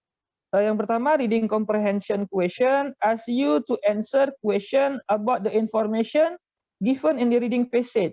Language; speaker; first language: English; non-native, fluent; Indonesian